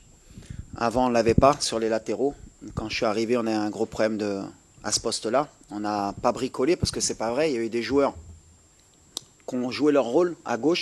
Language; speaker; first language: French; native; French